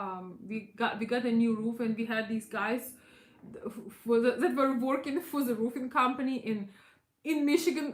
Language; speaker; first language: English; non-native, fluent; Russian